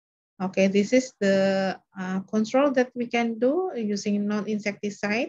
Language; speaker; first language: English; non-native, learner; Indonesian